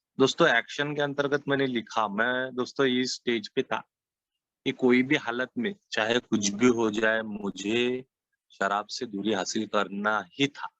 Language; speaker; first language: Hindi; non-native, local second language; Marathi